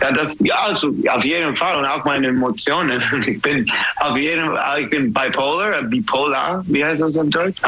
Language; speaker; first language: German; non-native, fluent; English